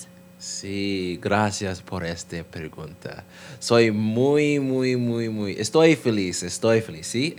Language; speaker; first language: Spanish; non-native, learner; English